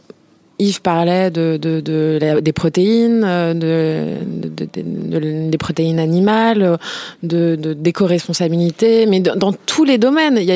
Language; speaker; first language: French; native; French